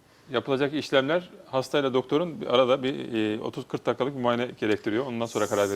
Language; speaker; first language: Turkish; native; Turkish